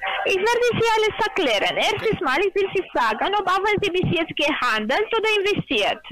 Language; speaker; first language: German; non-native, learner; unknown